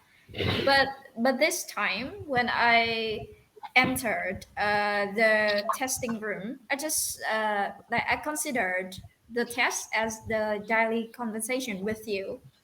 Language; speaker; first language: English; non-native, fluent; Vietnamese